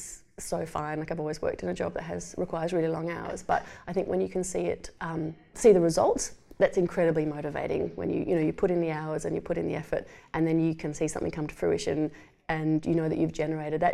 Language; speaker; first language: English; native; English